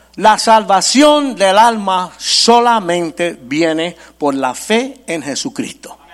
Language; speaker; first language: Spanish; early bilingual, heritage; Spanish